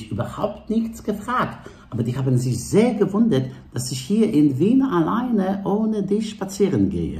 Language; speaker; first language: German; non-native, fluent; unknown